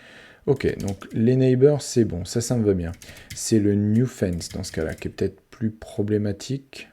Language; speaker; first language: French; native; French